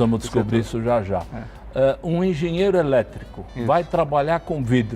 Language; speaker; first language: Portuguese; native; Portuguese